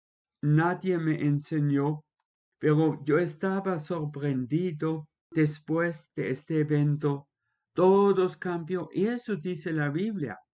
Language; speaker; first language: Spanish; non-native, fluent; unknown